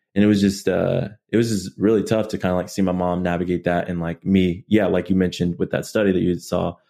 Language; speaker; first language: English; native; English